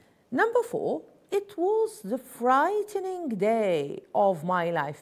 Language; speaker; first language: English; non-native, fluent; Arabic